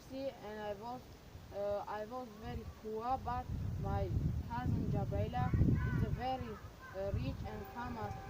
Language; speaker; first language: English; non-native, learner; Tajik